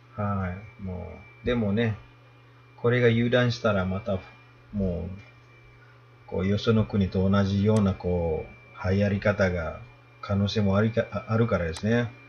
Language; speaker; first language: Japanese; non-native, fluent; Indonesian